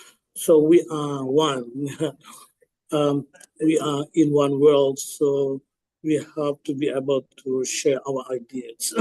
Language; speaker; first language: English; non-native, fluent; Indonesian